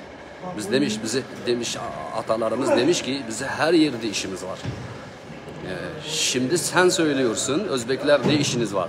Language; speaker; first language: Turkish; non-native, learner; Uzbek